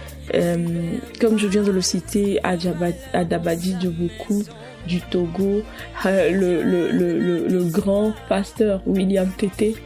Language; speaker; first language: French; non-native, local second language; Ewe